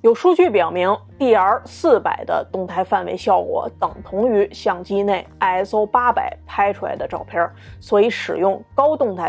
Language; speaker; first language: Chinese; native; Chinese